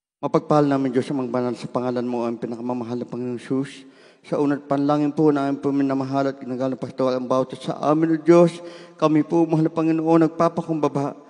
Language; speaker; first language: Filipino; native; Filipino